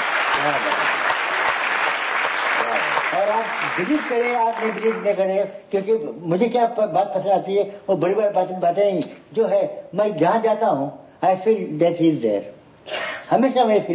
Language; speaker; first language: Hindi; native; Hindi